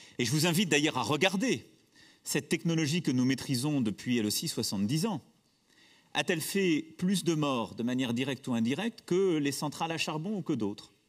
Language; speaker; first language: French; native; French